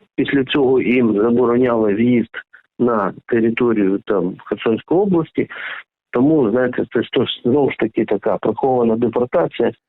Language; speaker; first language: Ukrainian; native; Ukrainian